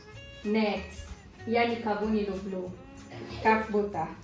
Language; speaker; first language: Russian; non-native, learner; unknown